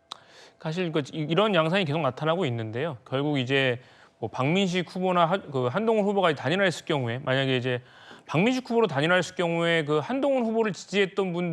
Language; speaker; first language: Korean; native; Korean